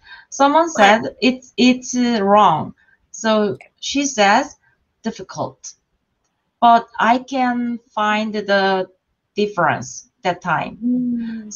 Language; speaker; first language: English; non-native, learner; Korean